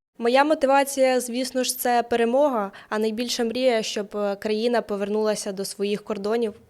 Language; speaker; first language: Ukrainian; native; Ukrainian